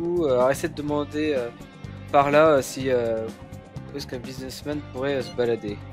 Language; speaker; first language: French; native; French